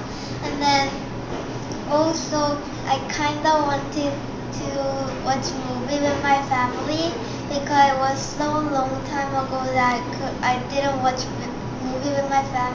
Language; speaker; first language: English; non-native, fluent; Korean